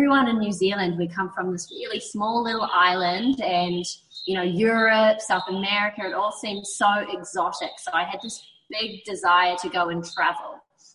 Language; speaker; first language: English; native; English